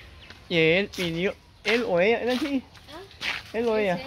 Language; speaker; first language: Spanish; native; Spanish